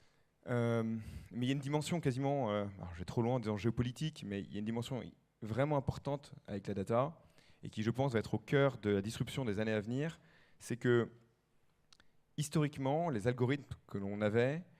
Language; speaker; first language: French; native; French